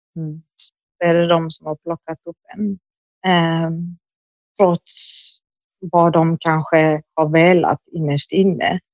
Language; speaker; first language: Swedish; early bilingual, other home language; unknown